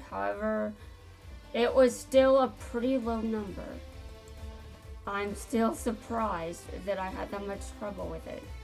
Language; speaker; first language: English; native; English